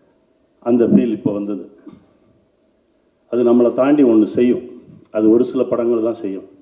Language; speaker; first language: Tamil; native; Tamil